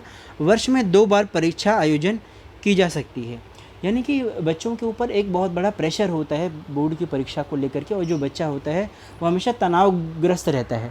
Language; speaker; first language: Hindi; native; Hindi